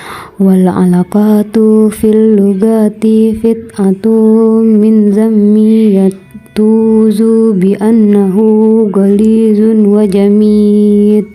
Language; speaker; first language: Arabic; non-native, learner; Indonesian